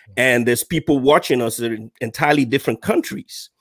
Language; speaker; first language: English; non-native, local second language; Yoruba